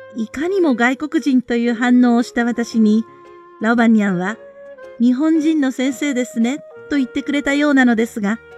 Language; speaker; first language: Japanese; native; Japanese